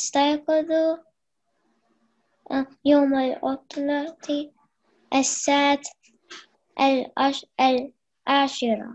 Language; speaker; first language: Arabic; non-native, learner; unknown